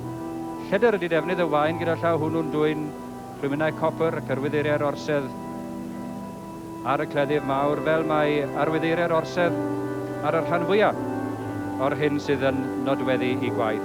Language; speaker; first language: Welsh; native; Welsh